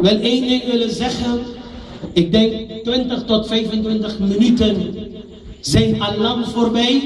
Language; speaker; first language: Dutch; non-native, local second language; Urdu